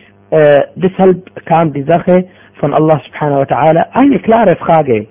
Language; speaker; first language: German; non-native, fluent; Arabic